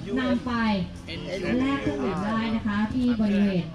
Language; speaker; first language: Thai; native; Thai